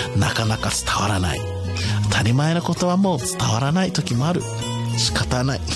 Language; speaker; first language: Japanese; non-native, fluent; English